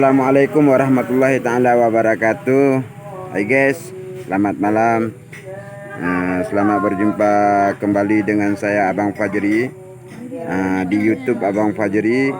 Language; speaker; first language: Indonesian; non-native, local second language; Achinese